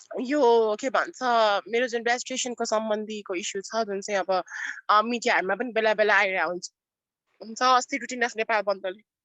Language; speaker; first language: Nepali; non-native, local second language; Newari